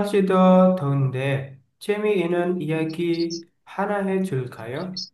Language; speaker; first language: Korean; non-native, learner; Indonesian